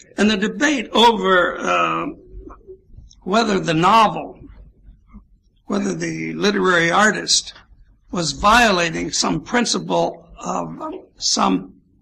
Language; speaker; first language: English; native; English